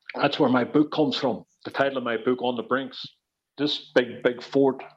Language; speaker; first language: English; native; English